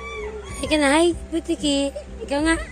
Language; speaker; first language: Filipino; native; Filipino